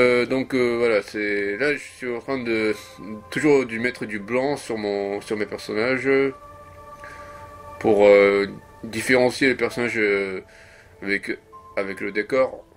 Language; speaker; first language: French; non-native, fluent; Japanese